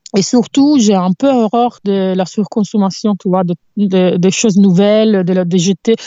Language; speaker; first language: French; non-native, fluent; Italian